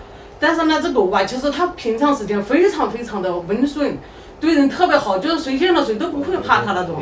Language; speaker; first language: Chinese; native; Chinese